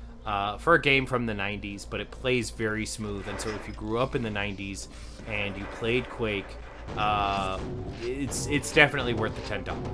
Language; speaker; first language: English; native; English